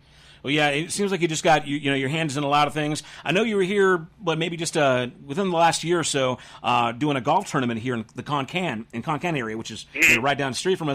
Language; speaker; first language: English; native; English